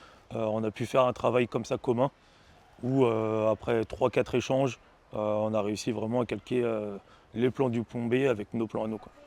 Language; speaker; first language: French; native; French